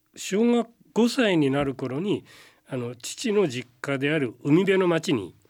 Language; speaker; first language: Japanese; native; Japanese